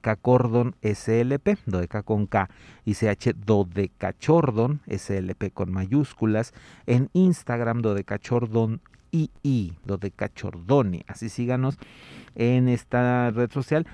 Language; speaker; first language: Spanish; native; Spanish